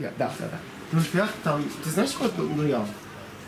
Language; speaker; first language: Russian; non-native, learner; Persian